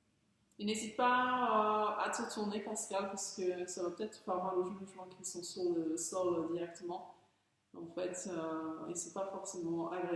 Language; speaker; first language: French; native; French